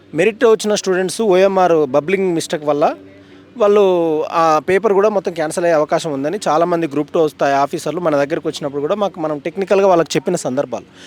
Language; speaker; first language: Telugu; native; Telugu